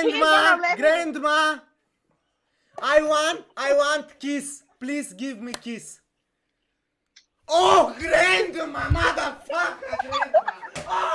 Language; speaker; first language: English; non-native, learner; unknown